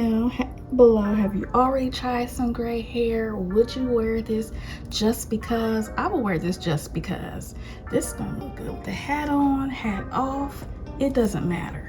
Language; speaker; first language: English; native; English